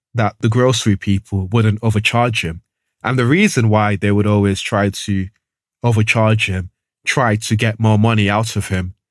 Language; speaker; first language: English; early bilingual, other home language; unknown